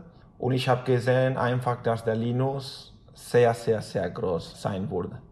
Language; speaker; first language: German; non-native, fluent; Spanish